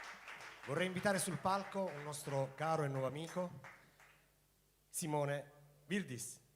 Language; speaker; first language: Italian; native; Italian